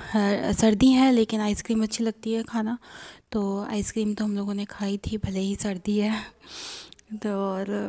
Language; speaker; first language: Hindi; native; Hindi